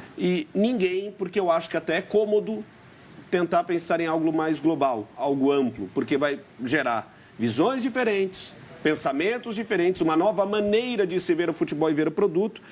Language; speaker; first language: Portuguese; native; Portuguese